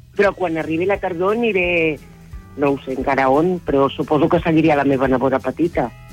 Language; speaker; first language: Catalan; native; Catalan